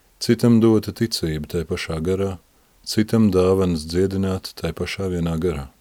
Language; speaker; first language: Latvian; native; Latvian